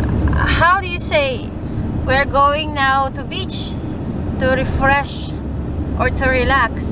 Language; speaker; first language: English; non-native, local second language; Cebuano